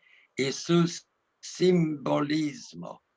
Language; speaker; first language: Spanish; non-native, learner; English